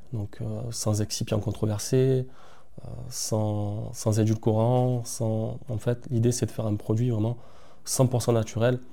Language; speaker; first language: French; native; French